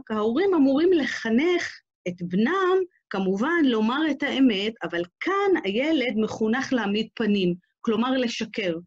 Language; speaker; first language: Hebrew; non-native, local second language; Arabic